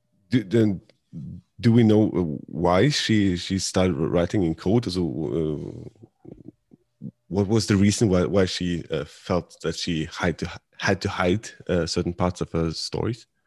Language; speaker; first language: English; non-native, fluent; Norwegian